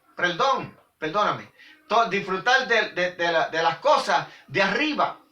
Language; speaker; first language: Spanish; native; Spanish